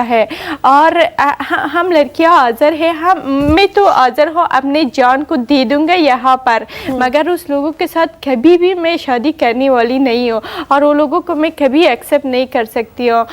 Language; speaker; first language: Hindi; non-native, learner; Persian